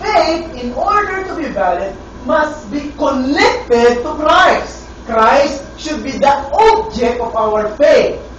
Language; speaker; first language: English; non-native, local second language; Filipino